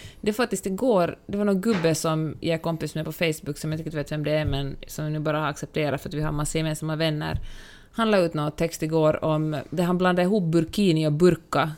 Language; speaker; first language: Swedish; native; Swedish